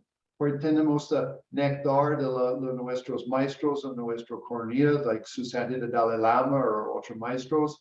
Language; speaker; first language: Spanish; non-native, learner; English